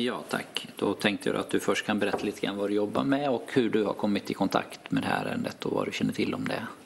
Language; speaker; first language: Swedish; native; Swedish